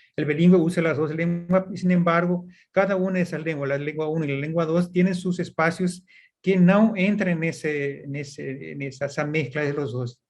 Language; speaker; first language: Spanish; early bilingual, heritage; Portuguese